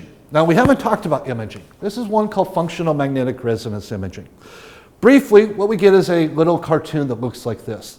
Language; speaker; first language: English; native; English